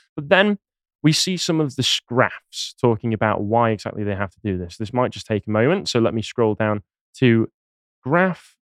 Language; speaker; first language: English; native; English